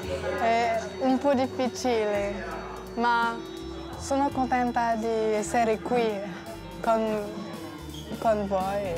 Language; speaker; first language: Italian; non-native, learner; French